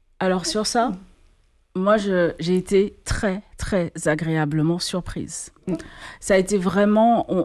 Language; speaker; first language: French; native; French